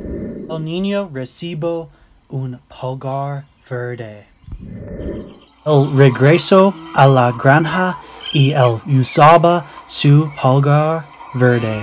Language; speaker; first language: Spanish; non-native, learner; English